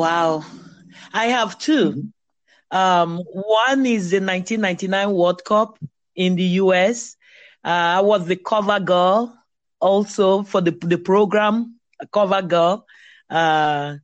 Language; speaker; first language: English; non-native, local second language; Igbo